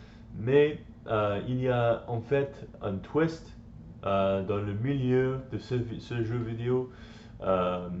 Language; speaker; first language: French; non-native, learner; English